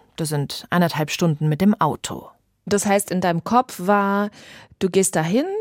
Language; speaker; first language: German; early bilingual, other home language; French